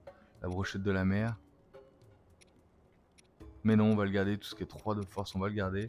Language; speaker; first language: French; native; French